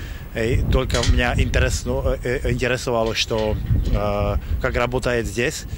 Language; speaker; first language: Russian; non-native, learner; Slovak